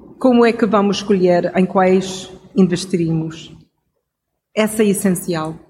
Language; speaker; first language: Portuguese; non-native, fluent; English